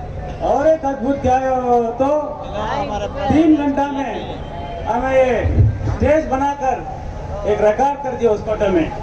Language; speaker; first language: Hindi; non-native, local second language; Kannada